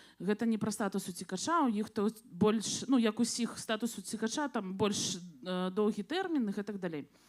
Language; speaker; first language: Belarusian; non-native, local second language; Russian